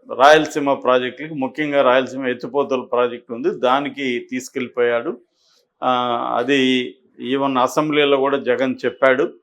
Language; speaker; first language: Telugu; native; Telugu